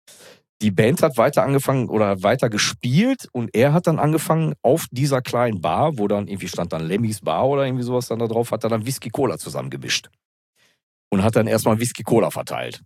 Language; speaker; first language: German; native; German